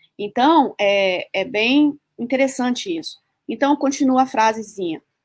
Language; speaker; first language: Portuguese; early bilingual, heritage; Portuguese